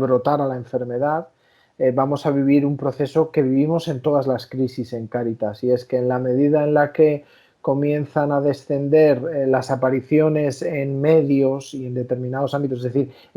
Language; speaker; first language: Spanish; native; Spanish